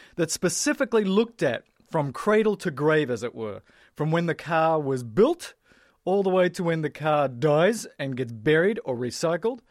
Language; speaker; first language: English; native; English